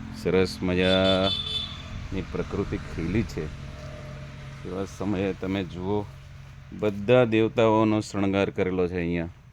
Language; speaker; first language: Gujarati; native; Gujarati